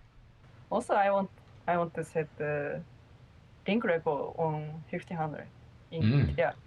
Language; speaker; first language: English; non-native, learner; Japanese